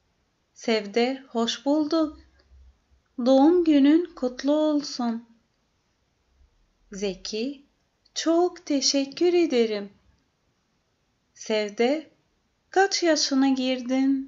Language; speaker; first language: Turkish; non-native, fluent; Arabic